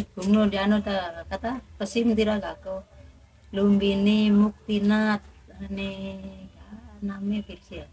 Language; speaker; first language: Nepali; non-native, fluent; Indonesian